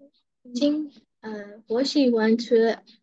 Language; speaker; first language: Chinese; non-native, learner; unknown